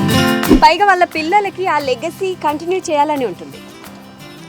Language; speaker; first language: Telugu; native; Telugu